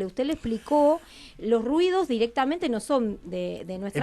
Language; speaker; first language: Spanish; native; Spanish